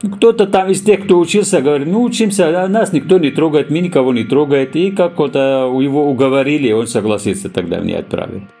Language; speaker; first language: Russian; non-native, fluent; Arabic